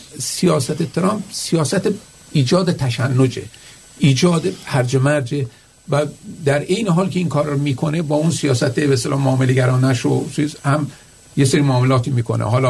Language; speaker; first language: Persian; native; Persian